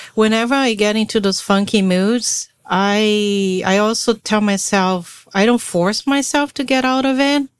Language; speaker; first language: English; non-native, fluent; Portuguese